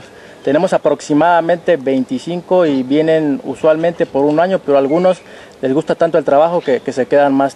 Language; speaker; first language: Spanish; native; Spanish